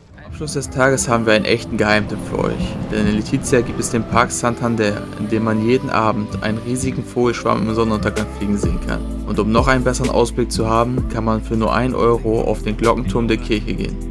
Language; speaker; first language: German; native; German